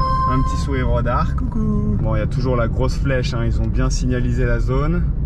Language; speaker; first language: French; native; French